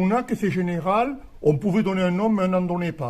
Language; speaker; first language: French; native; French